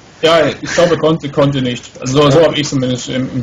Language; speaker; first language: German; native; German